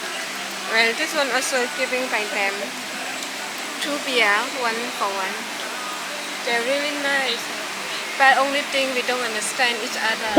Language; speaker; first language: English; non-native, learner; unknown